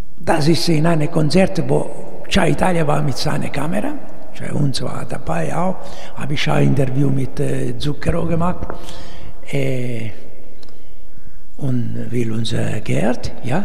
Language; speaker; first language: German; non-native, learner; Italian